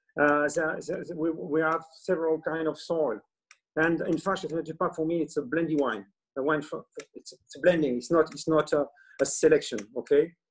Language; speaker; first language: English; non-native, learner; French